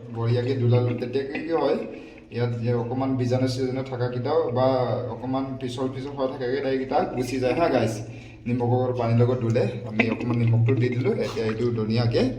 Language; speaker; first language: Assamese; non-native, local second language; Bodo